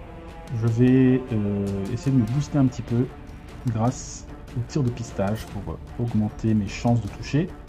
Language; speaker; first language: French; native; French